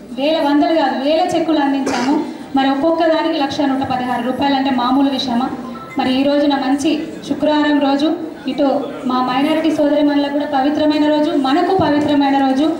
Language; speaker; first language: Telugu; native; Telugu